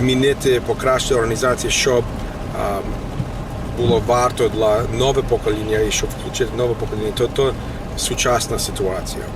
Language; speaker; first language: Ukrainian; early bilingual, heritage; Ukrainian